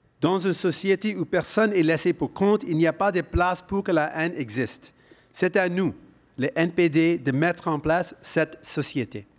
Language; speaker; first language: French; non-native, local second language; English